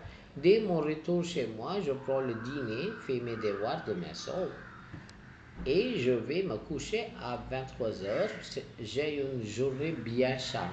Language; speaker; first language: French; non-native, fluent; Tamil